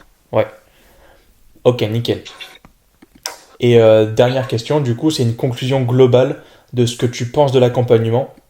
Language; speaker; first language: French; native; French